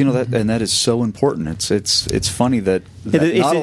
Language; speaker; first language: English; native; English